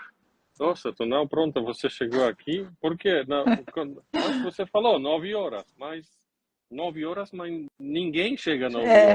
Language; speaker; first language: Portuguese; non-native, learner; Polish